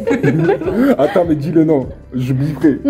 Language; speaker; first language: French; native; French